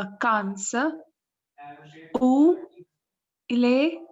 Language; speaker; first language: French; non-native, learner; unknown